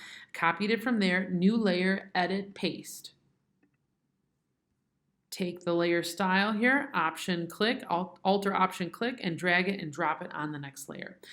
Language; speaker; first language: English; native; English